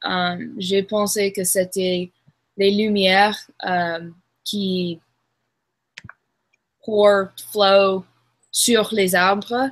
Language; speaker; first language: French; non-native, learner; English